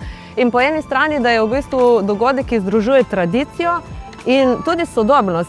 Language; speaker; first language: Slovenian; native; Slovenian